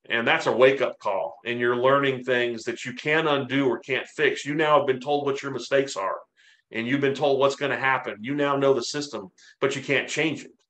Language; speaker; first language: English; native; English